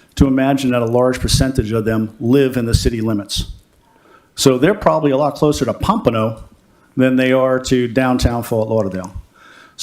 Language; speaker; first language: English; native; English